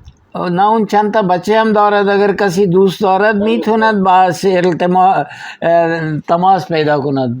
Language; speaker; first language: Persian; non-native, fluent; Urdu